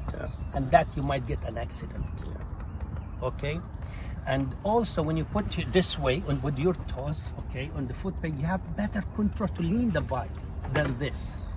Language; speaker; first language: English; non-native, fluent; Arabic